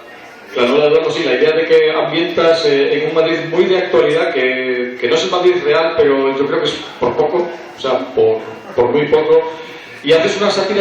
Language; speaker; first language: Spanish; native; Spanish